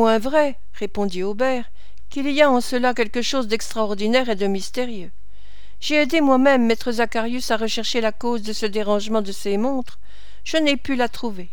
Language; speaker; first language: French; native; French